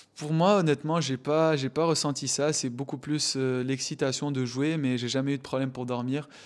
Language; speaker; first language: French; non-native, local second language; Arabic